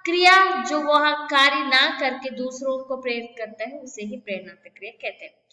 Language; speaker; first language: Hindi; non-native, local second language; Kannada